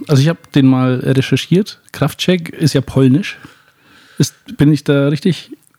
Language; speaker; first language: German; native; German